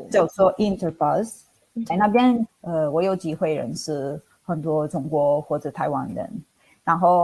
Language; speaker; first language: Chinese; non-native, fluent; Italian